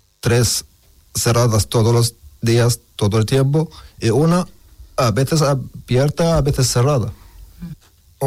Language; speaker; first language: Spanish; non-native, learner; Arabic